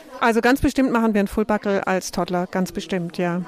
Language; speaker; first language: German; native; German